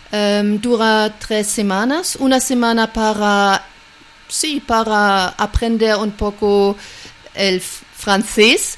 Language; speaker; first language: Spanish; non-native, fluent; German